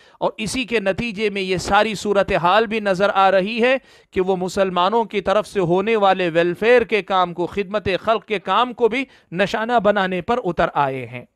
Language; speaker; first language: Urdu; native; Urdu